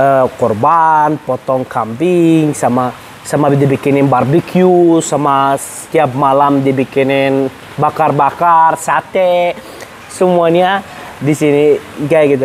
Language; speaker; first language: Indonesian; non-native, learner; Arabic